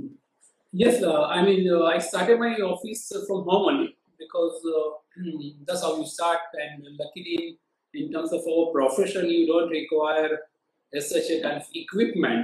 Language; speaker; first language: English; non-native, local second language; Gujarati